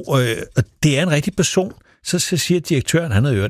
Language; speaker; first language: Danish; native; Danish